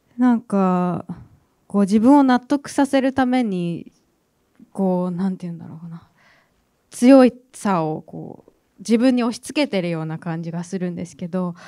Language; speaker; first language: Japanese; native; Japanese